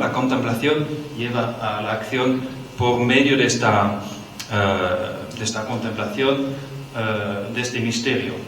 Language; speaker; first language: Spanish; non-native, fluent; Dutch